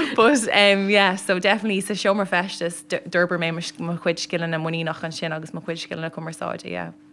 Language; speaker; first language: Irish; non-native, local second language; English